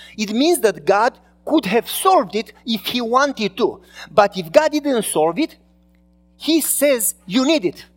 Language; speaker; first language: English; non-native, fluent; Romanian